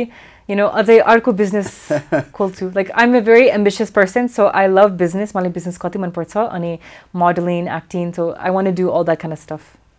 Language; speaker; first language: Nepali; early bilingual, heritage; English